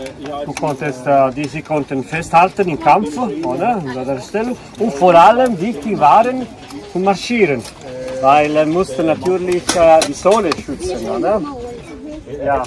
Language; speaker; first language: German; non-native, fluent; Italian